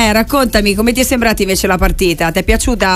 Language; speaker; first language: Italian; native; Italian